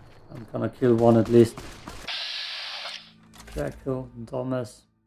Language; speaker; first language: English; non-native, fluent; German